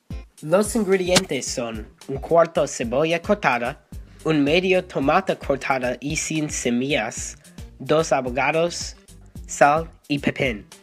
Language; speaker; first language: Spanish; non-native, learner; English